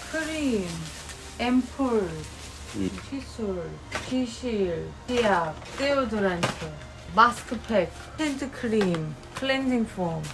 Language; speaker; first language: Korean; non-native, fluent; German